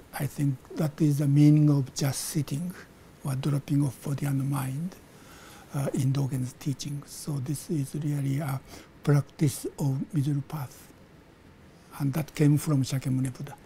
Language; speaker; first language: English; non-native, fluent; Japanese